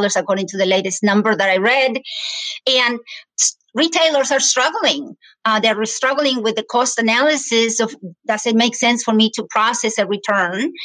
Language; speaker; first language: English; non-native, fluent; Spanish